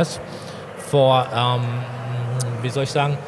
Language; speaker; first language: English; non-native, learner; German